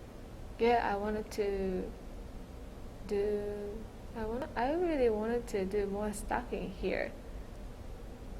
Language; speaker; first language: English; non-native, fluent; Japanese